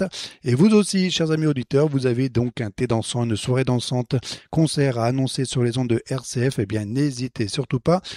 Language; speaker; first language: French; native; French